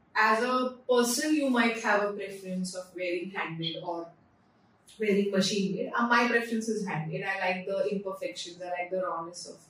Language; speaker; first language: English; non-native, local second language; Marathi